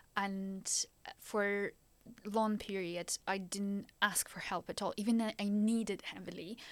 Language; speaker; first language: English; non-native, fluent; Ukrainian